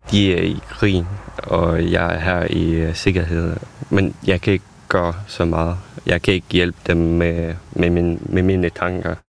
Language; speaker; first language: Danish; non-native, local second language; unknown